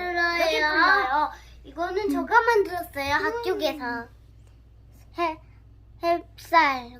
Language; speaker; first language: Korean; early bilingual, other home language; Telugu